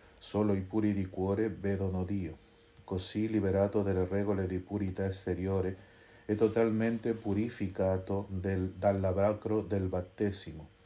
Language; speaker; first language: Italian; non-native, fluent; Spanish